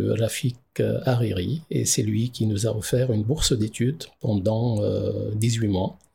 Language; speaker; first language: French; non-native, local second language; Arabic